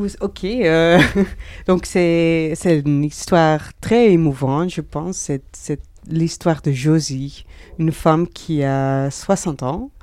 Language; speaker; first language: French; non-native, learner; Dutch